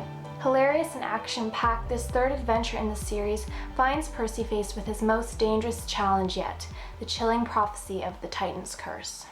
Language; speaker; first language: English; native; English